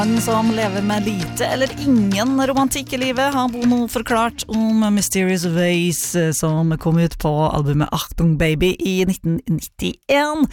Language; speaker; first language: Norwegian; native; Norwegian